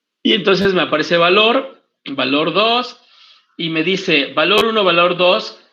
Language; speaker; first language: Spanish; native; Spanish